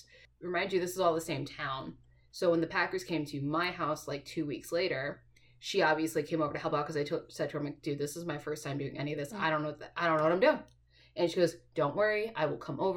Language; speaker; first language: English; native; English